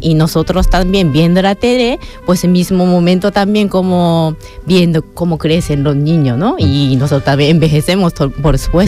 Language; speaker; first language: Spanish; non-native, fluent; Japanese